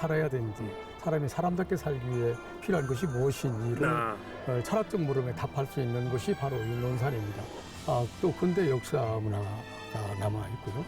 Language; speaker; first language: Korean; native; Korean